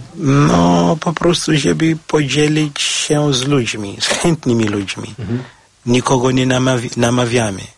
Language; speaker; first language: Polish; non-native, fluent; Shona